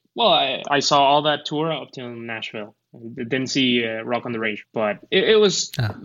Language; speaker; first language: English; non-native, fluent; Spanish